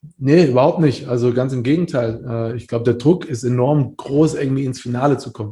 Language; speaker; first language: German; native; German